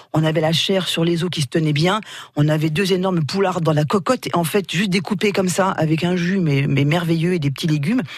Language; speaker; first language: French; native; French